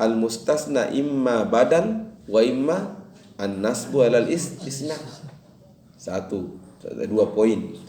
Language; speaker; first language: Arabic; non-native, fluent; Indonesian